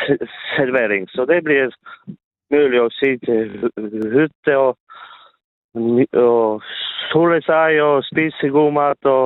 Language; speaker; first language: Norwegian; non-native, local second language; Northern Sami